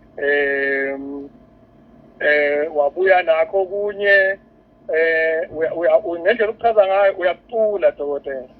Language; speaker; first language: Zulu; native; Zulu